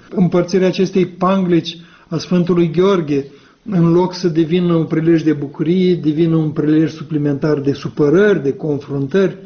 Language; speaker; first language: Romanian; native; Romanian